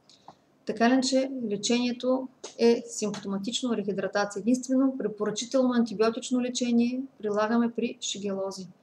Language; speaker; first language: Bulgarian; native; Bulgarian